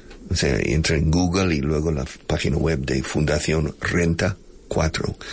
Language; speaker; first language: Spanish; non-native, fluent; English